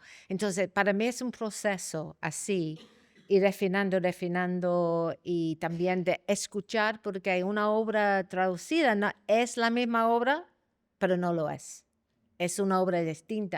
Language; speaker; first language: Spanish; non-native, fluent; English